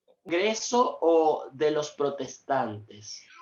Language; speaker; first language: Spanish; non-native, fluent; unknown